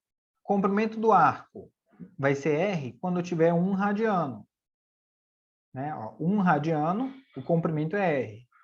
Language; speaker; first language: Portuguese; native; Portuguese